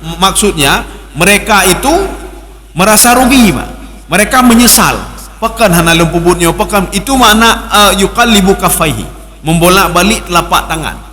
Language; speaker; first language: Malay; non-native, local second language; Achinese